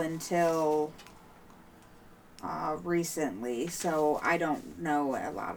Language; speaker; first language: English; native; English